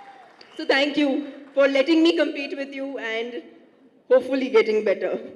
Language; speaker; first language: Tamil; non-native, fluent; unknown